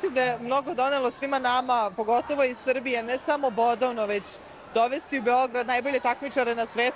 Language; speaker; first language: Serbian; native; Serbian